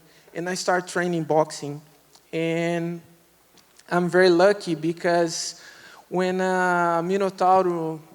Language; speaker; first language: English; non-native, learner; Portuguese